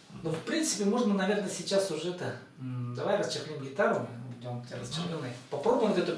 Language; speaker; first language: Russian; native; Russian